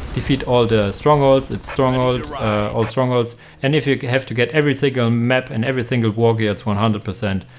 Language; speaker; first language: English; non-native, fluent; German